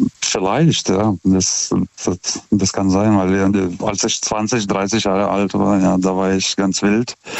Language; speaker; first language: German; non-native, fluent; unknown